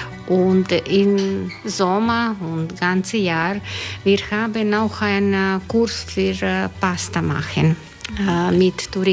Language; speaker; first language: German; non-native, learner; Croatian